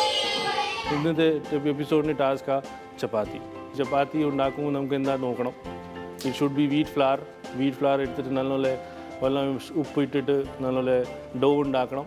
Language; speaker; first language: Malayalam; non-native, fluent; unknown